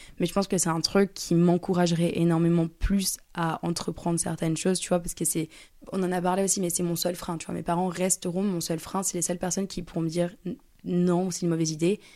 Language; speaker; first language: French; early bilingual, other home language; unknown